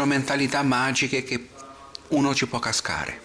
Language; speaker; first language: Italian; non-native, fluent; Portuguese